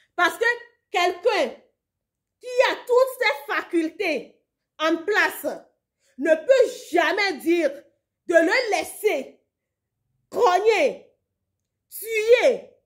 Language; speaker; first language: French; non-native, local second language; Ewe